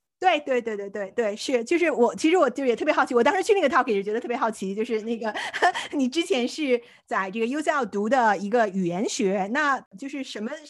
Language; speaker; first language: Chinese; native; Chinese